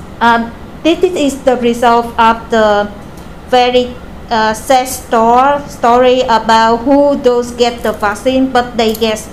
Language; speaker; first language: English; non-native, learner; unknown